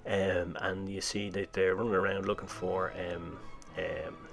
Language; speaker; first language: English; native; English